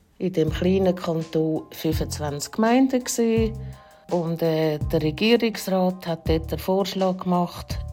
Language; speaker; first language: German; native; German